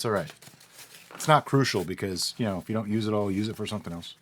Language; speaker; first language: English; native; English